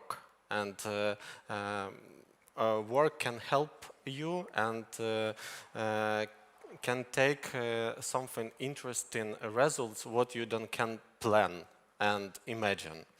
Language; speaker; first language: English; non-native, learner; Ukrainian